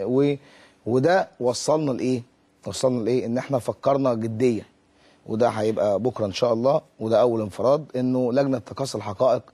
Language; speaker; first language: Arabic; native; Arabic